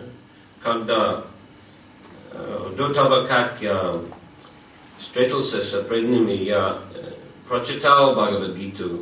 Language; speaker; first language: Russian; non-native, fluent; English